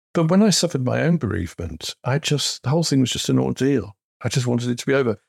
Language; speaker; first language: English; native; English